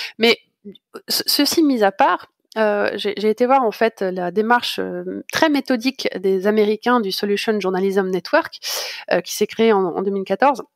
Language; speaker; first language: French; native; French